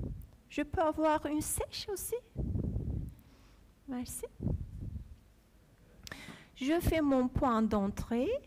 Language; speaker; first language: French; non-native, fluent; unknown